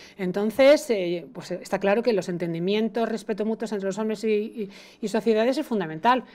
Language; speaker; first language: Spanish; native; Spanish